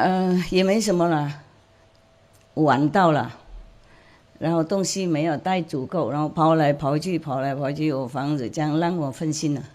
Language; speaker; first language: Chinese; non-native, fluent; Vietnamese